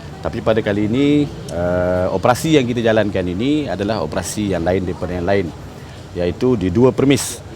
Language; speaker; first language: Malay; native; Malay